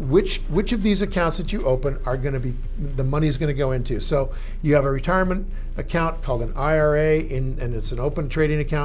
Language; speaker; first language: English; native; English